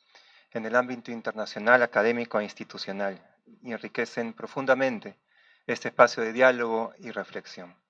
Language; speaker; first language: Spanish; native; Spanish